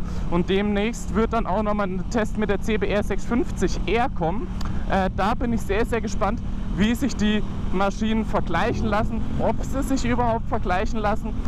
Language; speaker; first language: German; native; German